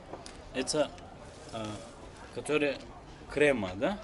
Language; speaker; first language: Russian; non-native, learner; Turkish